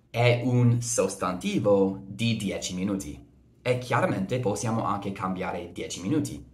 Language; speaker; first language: Italian; non-native, fluent; English